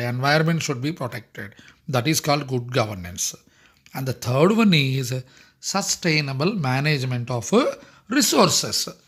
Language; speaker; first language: English; non-native, local second language; Telugu